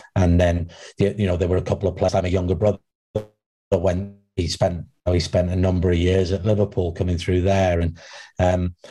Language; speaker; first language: English; native; English